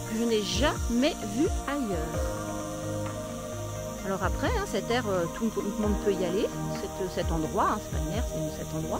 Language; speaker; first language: French; native; French